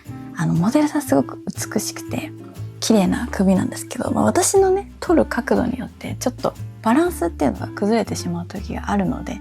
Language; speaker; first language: Japanese; native; Japanese